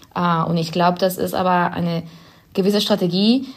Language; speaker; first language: German; non-native, fluent; Spanish